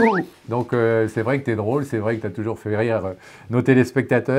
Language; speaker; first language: French; native; French